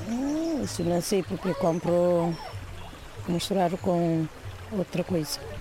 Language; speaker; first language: Portuguese; non-native, local second language; Kabuverdianu